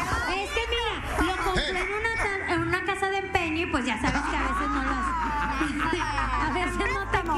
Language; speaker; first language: Spanish; native; Spanish